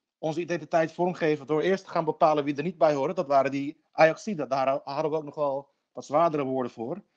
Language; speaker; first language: Dutch; early bilingual, other home language; Turkish